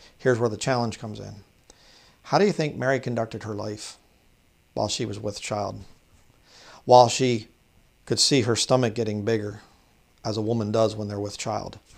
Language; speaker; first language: English; native; English